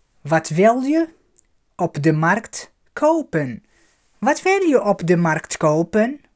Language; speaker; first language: Dutch; non-native, fluent; Arabic